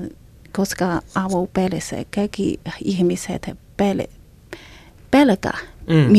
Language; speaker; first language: Finnish; non-native, learner; Chinese